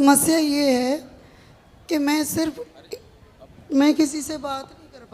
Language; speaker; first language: Hindi; native; Hindi